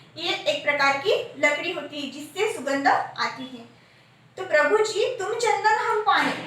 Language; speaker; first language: Hindi; non-native, local second language; Marathi